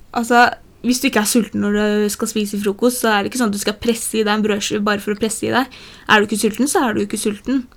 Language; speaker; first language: Norwegian; early bilingual, other home language; Polish